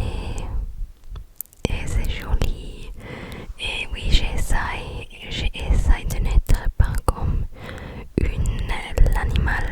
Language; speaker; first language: French; non-native, learner; English